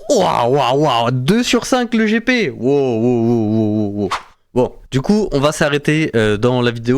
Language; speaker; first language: French; native; French